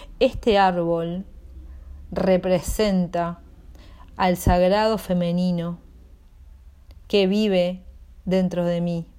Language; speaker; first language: Spanish; native; Spanish